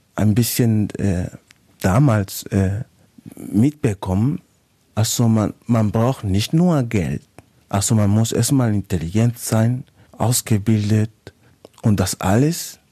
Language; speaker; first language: German; non-native, fluent; Spanish